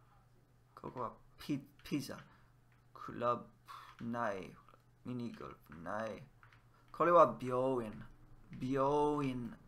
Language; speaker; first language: Japanese; non-native, learner; English